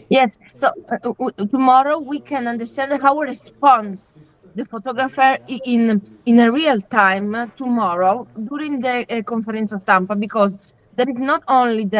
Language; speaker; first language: English; non-native, learner; Italian